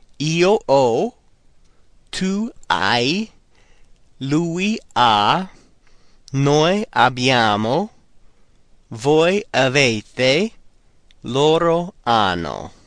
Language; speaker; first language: Italian; non-native, fluent; English